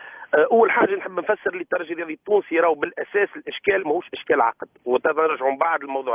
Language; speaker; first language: Arabic; native; Arabic